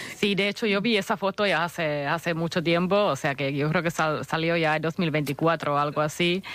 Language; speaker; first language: Spanish; non-native, fluent; Finnish